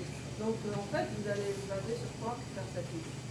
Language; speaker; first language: French; native; French